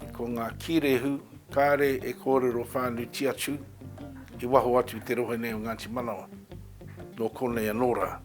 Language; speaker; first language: Māori; native; Māori